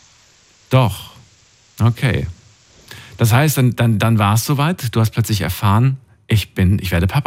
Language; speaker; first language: German; native; German